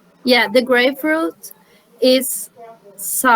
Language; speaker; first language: English; non-native, learner; Spanish